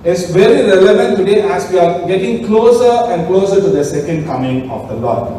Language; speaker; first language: English; non-native, local second language; Tamil